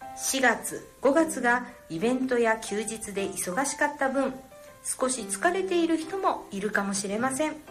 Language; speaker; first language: Japanese; native; Japanese